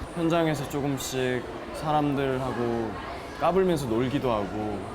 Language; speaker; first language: Korean; native; Korean